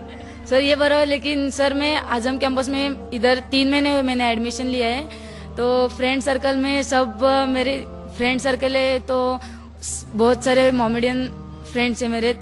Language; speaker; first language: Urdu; non-native, local second language; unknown